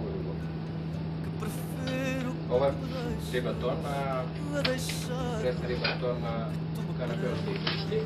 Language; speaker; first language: Bulgarian; non-native, learner; Serbian